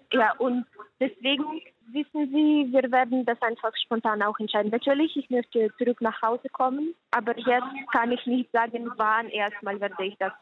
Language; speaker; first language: German; non-native, fluent; Ukrainian